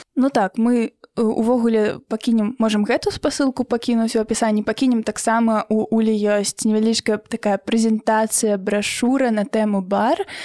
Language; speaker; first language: Belarusian; native; Belarusian